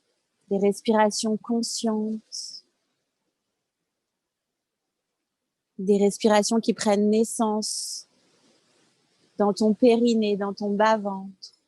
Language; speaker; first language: French; native; French